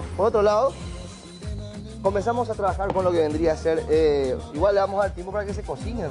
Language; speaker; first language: Spanish; native; Spanish